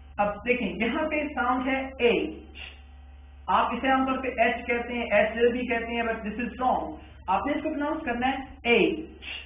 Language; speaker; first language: Urdu; native; Urdu